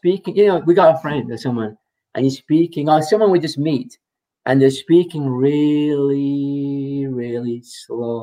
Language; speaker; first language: English; native; English